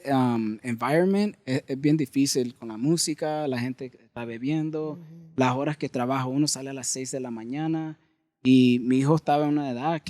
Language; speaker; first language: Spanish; early bilingual, heritage; Spanish